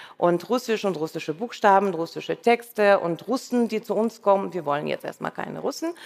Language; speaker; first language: German; non-native, fluent; Russian